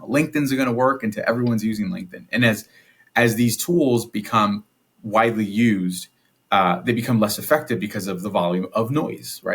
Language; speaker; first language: English; native; English